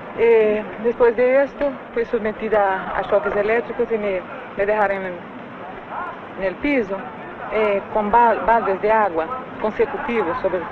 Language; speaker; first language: Spanish; non-native, learner; Portuguese